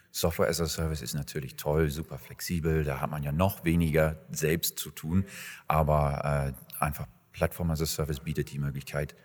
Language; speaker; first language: German; non-native, fluent; English